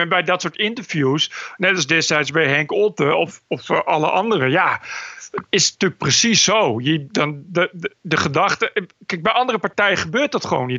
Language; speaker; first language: Dutch; native; Dutch